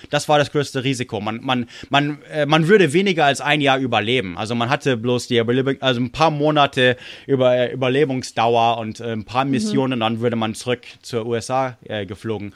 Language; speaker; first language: German; non-native, fluent; English